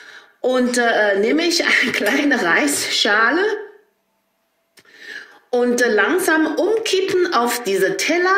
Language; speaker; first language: German; non-native, learner; Chinese